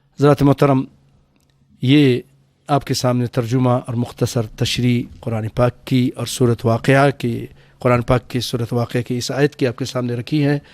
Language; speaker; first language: Urdu; native; Urdu